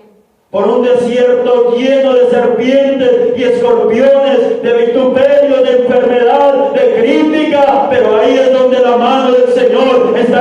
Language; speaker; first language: Spanish; native; Spanish